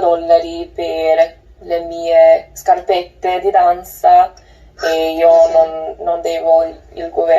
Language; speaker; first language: Italian; non-native, learner; English